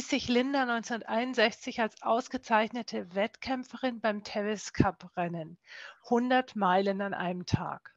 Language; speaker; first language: German; native; German